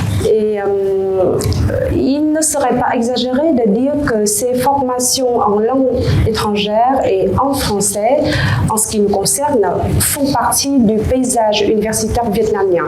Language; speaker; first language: French; non-native, fluent; Vietnamese